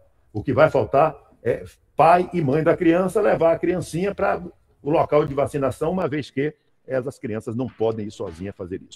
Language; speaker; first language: Portuguese; native; Portuguese